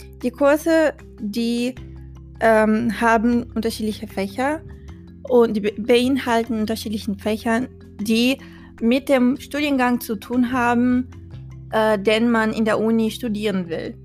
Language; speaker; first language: German; non-native, fluent; Portuguese